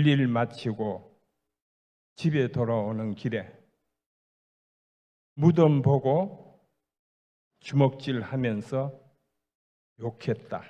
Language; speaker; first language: Korean; native; Korean